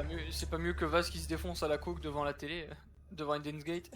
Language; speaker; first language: French; native; French